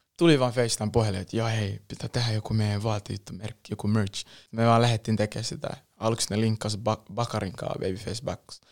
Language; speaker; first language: Finnish; early bilingual, other home language; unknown